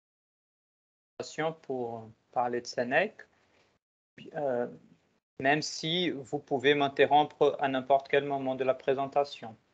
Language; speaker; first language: French; non-native, fluent; Portuguese